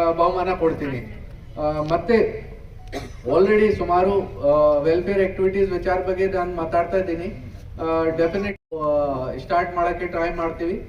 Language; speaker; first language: Kannada; non-native, local second language; Hindi